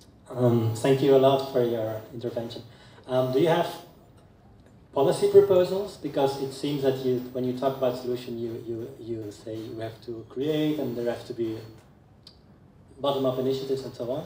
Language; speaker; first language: English; non-native, fluent; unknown